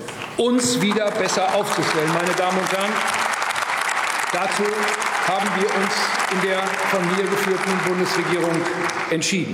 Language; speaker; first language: German; native; German